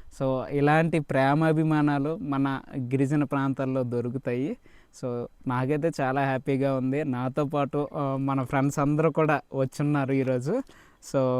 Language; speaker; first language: Telugu; native; Telugu